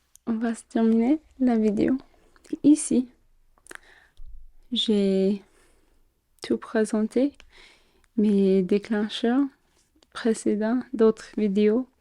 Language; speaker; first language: French; non-native, fluent; English